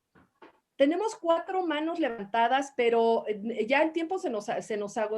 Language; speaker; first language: Spanish; native; Spanish